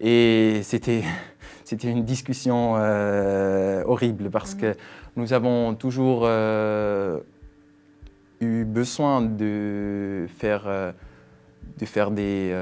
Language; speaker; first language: French; non-native, fluent; Swiss German